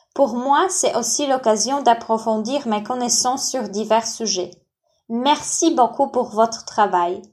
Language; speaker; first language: French; non-native, fluent; Polish